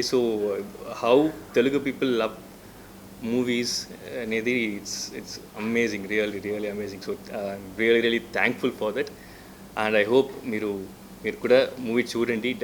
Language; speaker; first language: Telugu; non-native, fluent; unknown